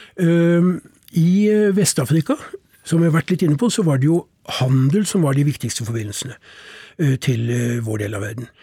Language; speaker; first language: Norwegian; native; Norwegian